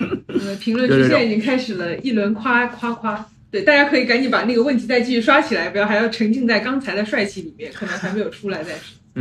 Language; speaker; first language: Chinese; native; Chinese